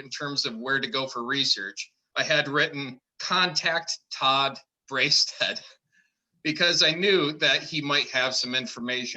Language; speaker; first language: English; native; English